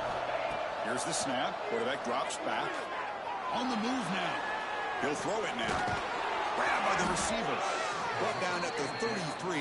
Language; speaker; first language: English; native; English